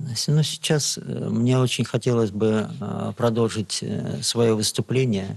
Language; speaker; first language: Russian; native; Russian